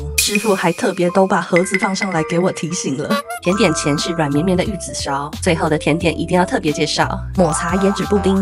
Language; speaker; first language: Chinese; native; Chinese